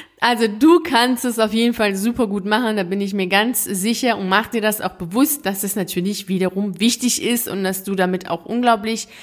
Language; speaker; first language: German; native; German